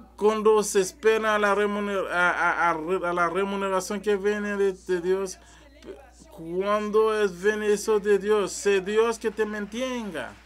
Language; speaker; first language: Spanish; non-native, learner; French